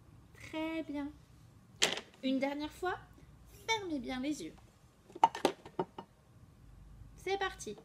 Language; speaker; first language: French; native; French